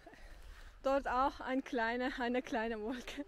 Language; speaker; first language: German; non-native, learner; Turkish